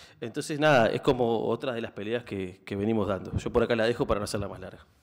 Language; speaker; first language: Spanish; native; Spanish